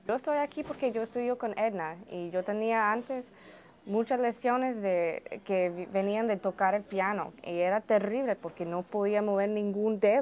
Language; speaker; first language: Spanish; early bilingual, heritage; Spanish